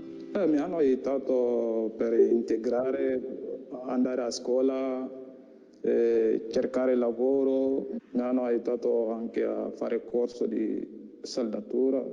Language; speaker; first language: Italian; non-native, learner; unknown